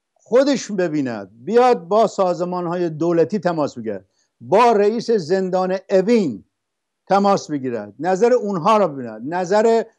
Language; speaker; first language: Persian; non-native, local second language; Arabic